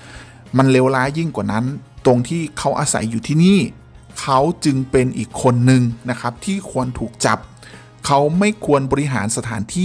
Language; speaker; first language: Thai; native; Thai